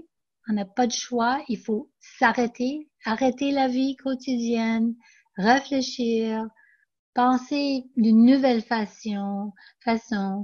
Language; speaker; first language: French; non-native, local second language; English